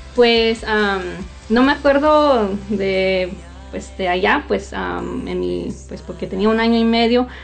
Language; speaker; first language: Spanish; native; Spanish